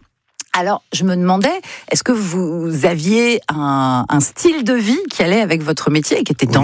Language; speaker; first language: French; native; French